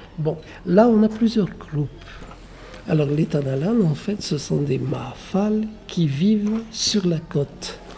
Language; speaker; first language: French; non-native, local second language; Malagasy